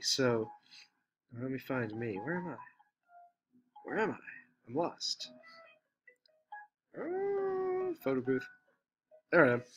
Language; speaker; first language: English; native; English